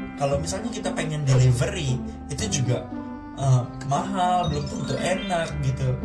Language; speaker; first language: Indonesian; native; Indonesian